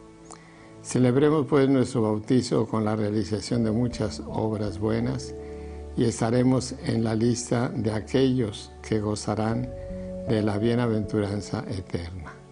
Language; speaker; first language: Spanish; native; Spanish